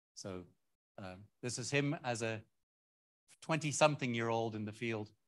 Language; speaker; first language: English; native; English